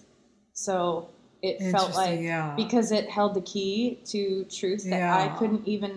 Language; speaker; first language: English; native; English